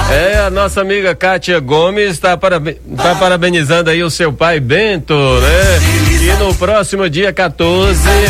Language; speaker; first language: Portuguese; native; Portuguese